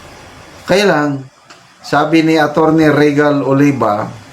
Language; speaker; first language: Filipino; native; Filipino